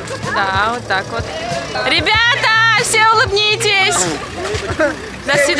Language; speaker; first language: Russian; native; Russian